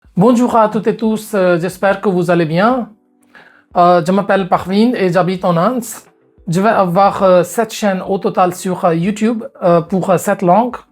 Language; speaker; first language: French; non-native, fluent; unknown